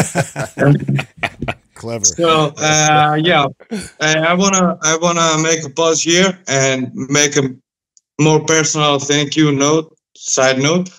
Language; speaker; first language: English; non-native, fluent; Greek